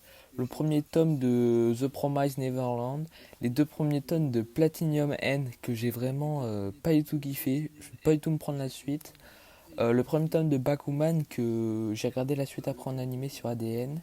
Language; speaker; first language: French; native; French